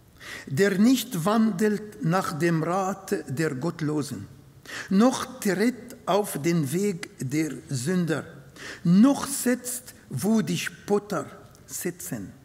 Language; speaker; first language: German; non-native, fluent; Arabic